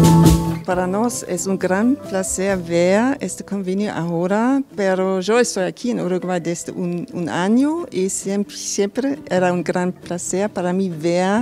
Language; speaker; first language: Spanish; non-native, fluent; German